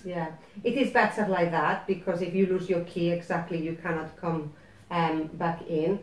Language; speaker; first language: English; non-native, fluent; Spanish